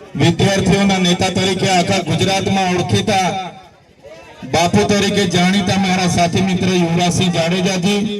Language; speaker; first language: Gujarati; non-native, local second language; Bhili